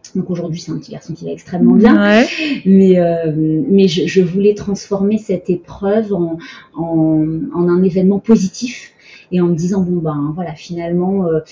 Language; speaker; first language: French; native; French